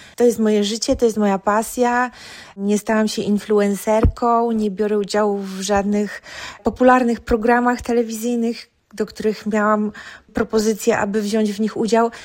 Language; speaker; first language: Polish; native; Polish